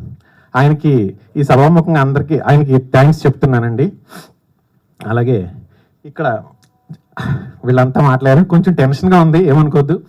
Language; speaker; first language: Telugu; native; Telugu